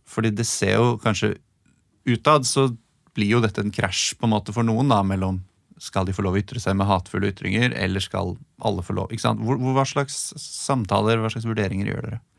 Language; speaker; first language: Norwegian; native; Norwegian